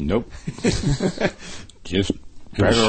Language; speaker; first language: English; native; English